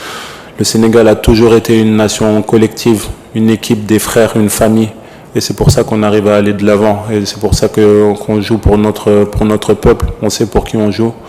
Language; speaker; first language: French; native; French